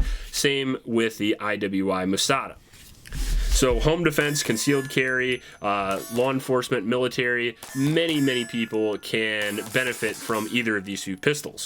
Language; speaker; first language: English; native; English